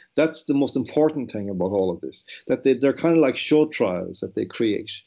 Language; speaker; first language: English; native; English